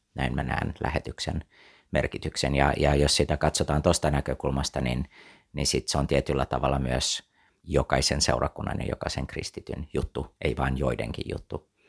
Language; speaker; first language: Finnish; early bilingual, heritage; Finnish